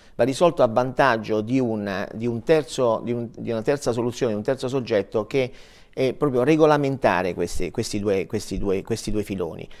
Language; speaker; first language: Italian; native; Italian